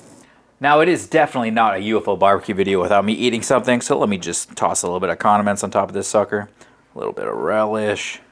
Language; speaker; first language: English; native; English